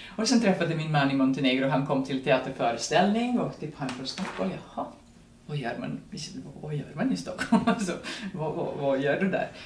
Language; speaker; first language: Swedish; non-native, fluent; Serbian